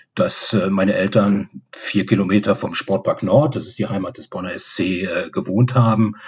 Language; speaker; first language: German; native; German